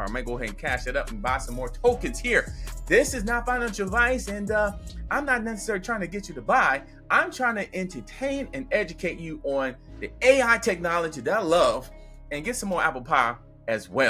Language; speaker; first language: English; native; English